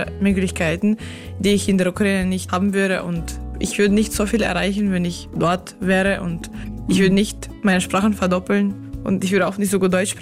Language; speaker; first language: German; non-native, fluent; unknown